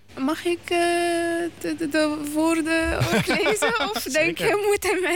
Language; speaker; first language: Dutch; non-native, local second language; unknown